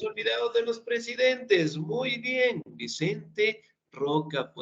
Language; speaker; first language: Spanish; native; Spanish